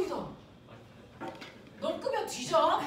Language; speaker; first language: Korean; native; Korean